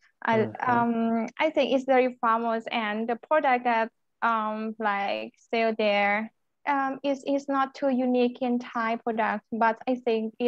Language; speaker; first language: English; non-native, learner; Thai